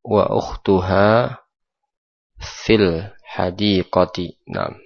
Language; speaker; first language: Arabic; non-native, fluent; Indonesian